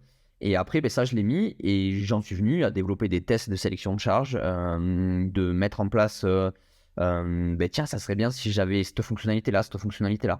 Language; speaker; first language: French; native; French